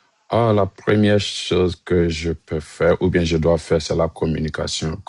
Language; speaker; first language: French; non-native, learner; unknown